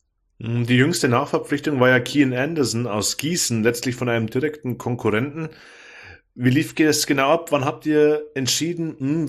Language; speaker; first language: German; native; German